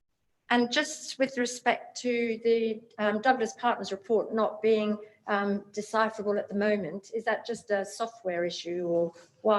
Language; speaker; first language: English; native; English